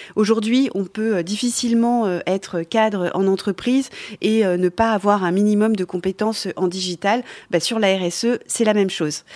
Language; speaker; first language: French; native; French